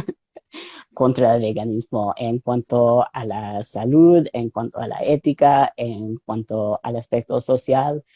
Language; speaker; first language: Spanish; non-native, fluent; English